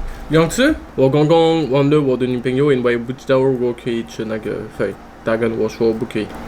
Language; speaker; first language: Chinese; non-native, learner; French